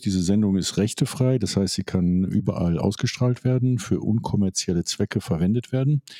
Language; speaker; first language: German; native; German